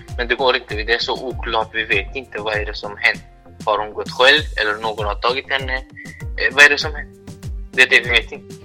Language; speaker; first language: Swedish; non-native, fluent; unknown